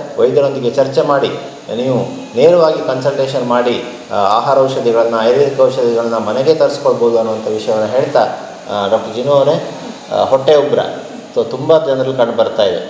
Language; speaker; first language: Kannada; native; Kannada